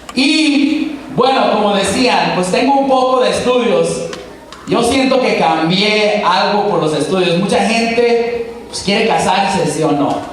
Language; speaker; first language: Spanish; early bilingual, heritage; Spanish